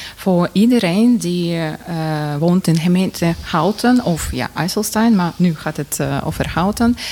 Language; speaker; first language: Dutch; non-native, fluent; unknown